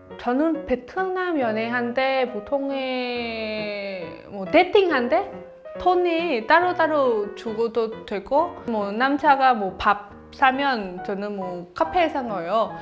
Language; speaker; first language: Korean; non-native, learner; Vietnamese